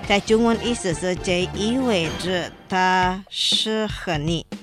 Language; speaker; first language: Chinese; non-native, fluent; Indonesian